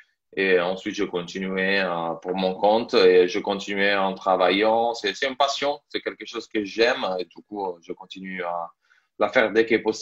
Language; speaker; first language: French; non-native, fluent; Italian